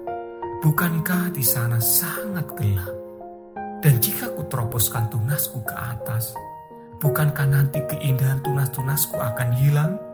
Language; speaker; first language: Indonesian; native; Indonesian